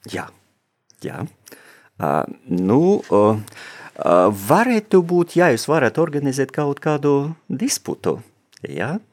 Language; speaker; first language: Latvian; non-native, local second language; Russian